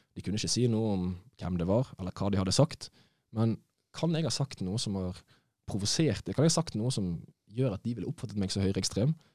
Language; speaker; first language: Norwegian; native; Norwegian